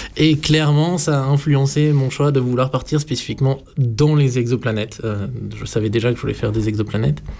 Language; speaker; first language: French; native; French